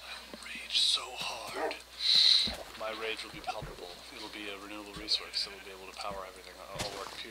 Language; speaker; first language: English; native; English